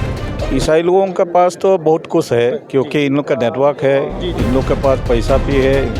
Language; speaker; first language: Hindi; non-native, local second language; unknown